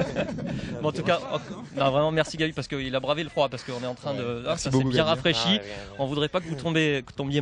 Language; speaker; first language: French; native; French